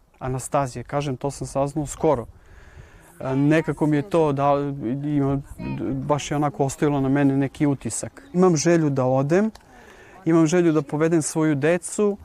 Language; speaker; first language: Bosnian; non-native, local second language; Ukrainian